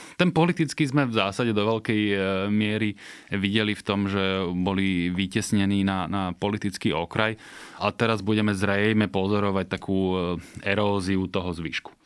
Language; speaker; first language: Slovak; native; Slovak